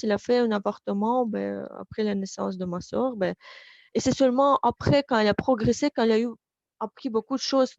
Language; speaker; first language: French; non-native, fluent; Russian